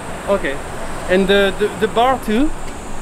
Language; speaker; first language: English; non-native, learner; French